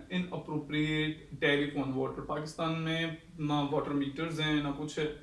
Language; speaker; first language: Urdu; non-native, local second language; Sindhi